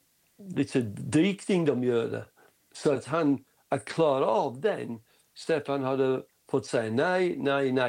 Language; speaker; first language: Swedish; non-native, fluent; English